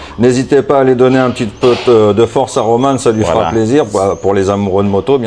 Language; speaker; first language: French; native; French